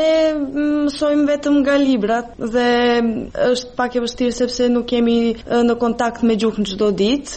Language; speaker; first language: Albanian; non-native, fluent; Serbian